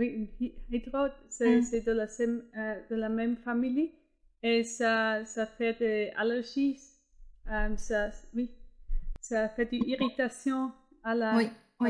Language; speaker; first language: French; non-native, fluent; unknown